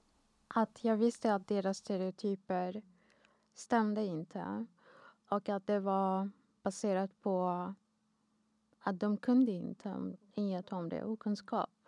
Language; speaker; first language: Swedish; non-native, fluent; Arabic